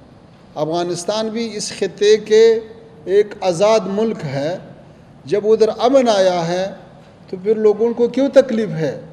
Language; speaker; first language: Hindi; non-native, fluent; Pashto